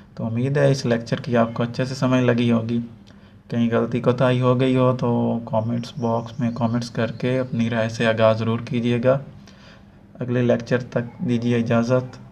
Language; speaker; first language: Urdu; non-native, local second language; Punjabi